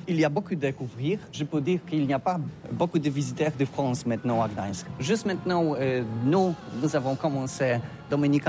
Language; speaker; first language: French; non-native, learner; Polish